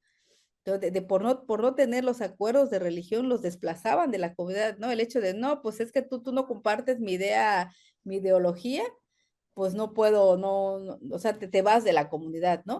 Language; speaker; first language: Spanish; native; Spanish